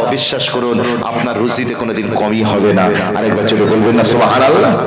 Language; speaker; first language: Bangla; native; Bangla